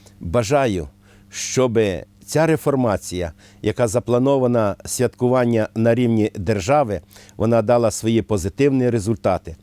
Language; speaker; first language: Ukrainian; native; Ukrainian